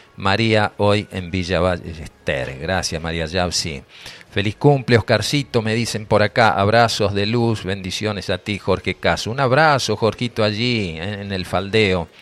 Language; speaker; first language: Spanish; native; Spanish